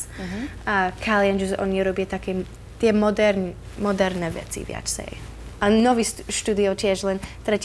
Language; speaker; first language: Slovak; early bilingual, heritage; Slovak